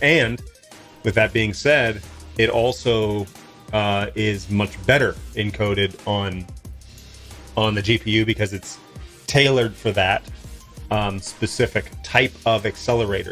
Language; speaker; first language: English; native; English